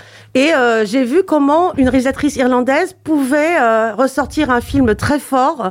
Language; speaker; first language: French; native; French